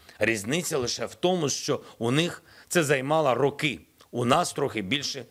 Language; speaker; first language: Ukrainian; non-native, local second language; Russian